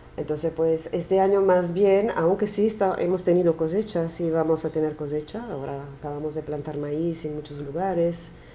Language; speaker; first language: Spanish; non-native, fluent; Italian